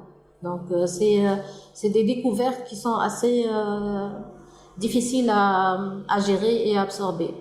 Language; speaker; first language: French; non-native, local second language; Arabic